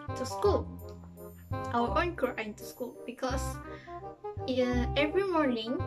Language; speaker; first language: English; non-native, local second language; Malay